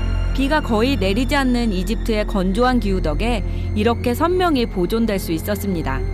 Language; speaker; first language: Korean; native; Korean